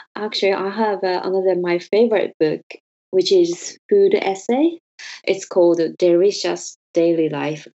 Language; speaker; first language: English; non-native, learner; Japanese